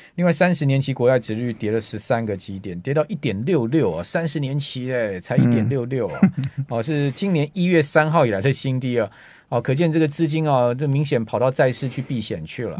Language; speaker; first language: Chinese; native; Chinese